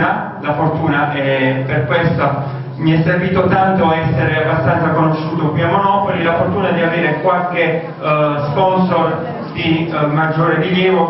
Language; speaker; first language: Italian; native; Italian